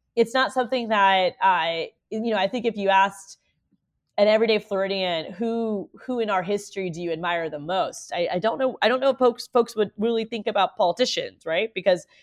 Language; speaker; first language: English; native; English